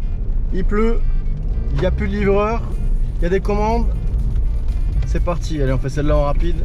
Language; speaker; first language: French; native; French